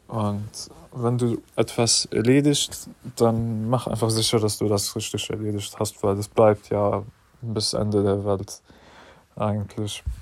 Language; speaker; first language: German; non-native, fluent; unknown